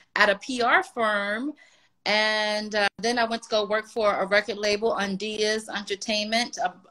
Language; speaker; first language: English; native; English